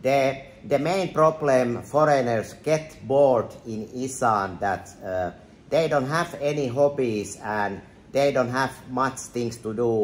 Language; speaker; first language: English; non-native, fluent; Finnish